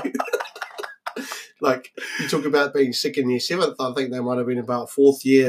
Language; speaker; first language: English; native; English